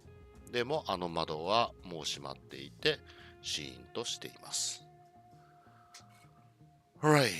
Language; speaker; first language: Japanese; non-native, learner; English